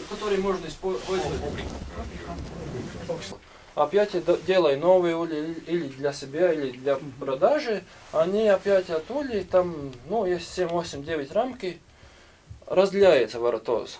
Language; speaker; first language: Russian; non-native, learner; Latvian